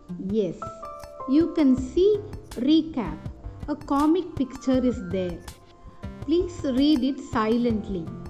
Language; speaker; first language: English; non-native, local second language; Tamil